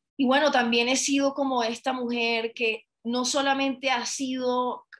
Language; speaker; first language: Spanish; native; Spanish